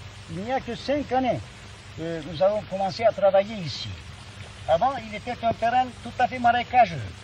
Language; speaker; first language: French; non-native, fluent; Turkish